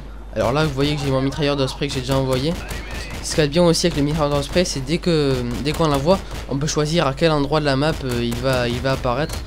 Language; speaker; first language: French; native; French